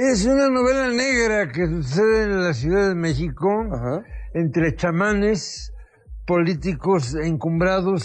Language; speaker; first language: Spanish; native; Spanish